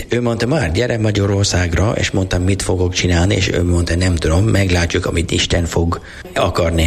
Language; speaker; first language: Hungarian; non-native, learner; English